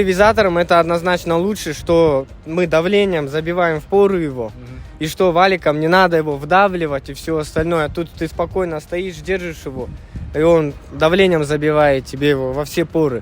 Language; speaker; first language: Russian; native; Russian